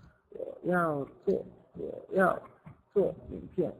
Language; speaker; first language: Chinese; non-native, fluent; Indonesian